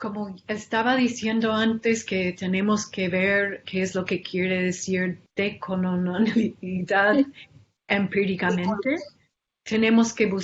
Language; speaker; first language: Spanish; non-native, fluent; English